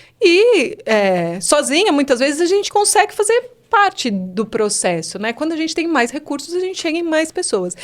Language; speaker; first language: Portuguese; native; Portuguese